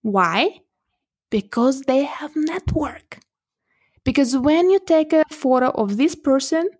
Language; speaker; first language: English; non-native, fluent; Russian